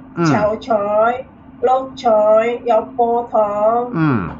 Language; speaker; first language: Cantonese; non-native, learner; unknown